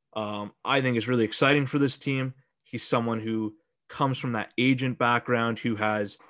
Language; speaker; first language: English; native; English